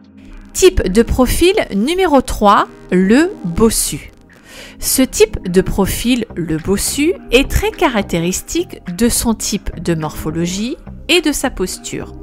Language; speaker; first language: French; native; French